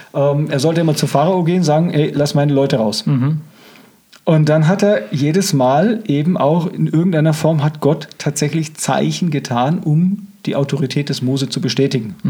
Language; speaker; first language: German; native; German